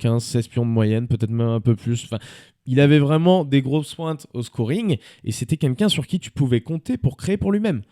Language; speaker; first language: French; native; French